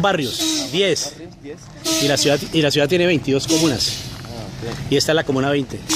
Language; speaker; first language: Spanish; native; Spanish